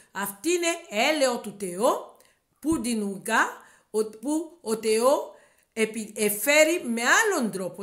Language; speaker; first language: Greek; non-native, learner; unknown